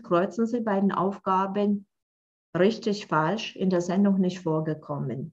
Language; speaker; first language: German; non-native, fluent; Russian